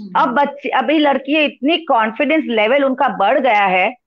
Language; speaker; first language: Hindi; non-native, local second language; Gujarati